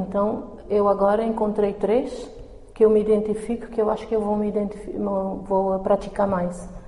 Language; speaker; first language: Portuguese; non-native, local second language; Kabuverdianu